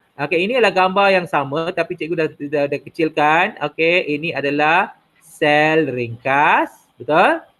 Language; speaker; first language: Malay; non-native, local second language; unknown